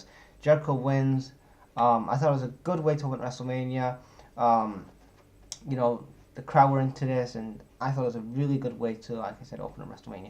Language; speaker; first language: English; native; English